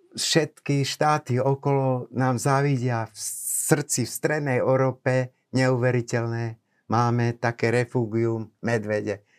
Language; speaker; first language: Slovak; native; Slovak